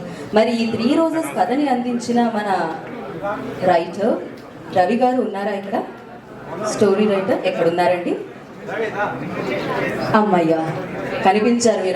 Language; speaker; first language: Telugu; native; Telugu